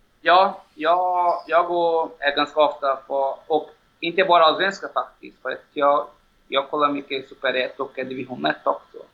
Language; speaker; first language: Swedish; non-native, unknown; Portuguese